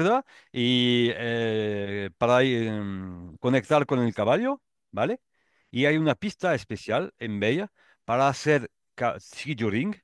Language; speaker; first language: Spanish; non-native, learner; French